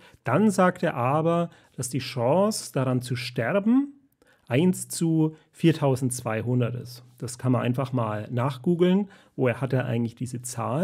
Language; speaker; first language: German; native; German